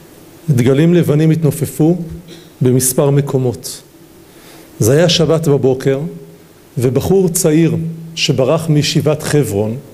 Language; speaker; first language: Hebrew; native; Hebrew